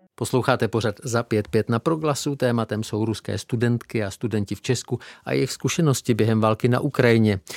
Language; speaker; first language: Czech; native; Czech